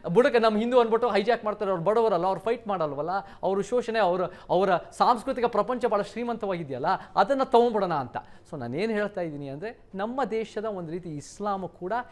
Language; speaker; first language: Kannada; early bilingual, heritage; Kannada